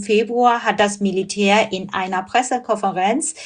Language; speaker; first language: German; non-native, fluent; Burmese